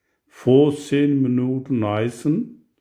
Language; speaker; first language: German; non-native, learner; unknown